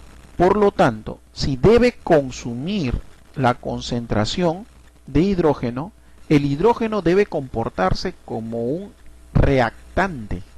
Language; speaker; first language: Spanish; native; Spanish